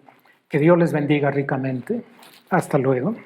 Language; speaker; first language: Spanish; native; Spanish